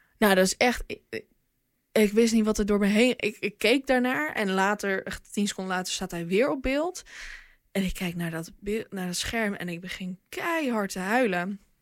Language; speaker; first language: Dutch; early bilingual, other home language; Bosnian